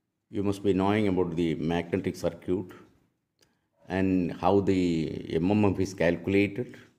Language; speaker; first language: English; non-native, local second language; Malayalam